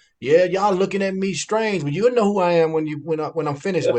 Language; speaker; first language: English; native; English